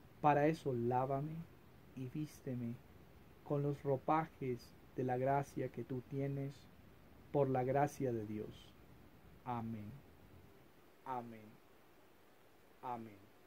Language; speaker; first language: Spanish; native; Spanish